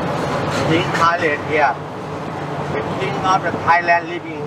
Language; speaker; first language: English; non-native, learner; Thai